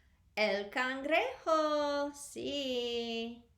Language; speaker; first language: Spanish; non-native, fluent; English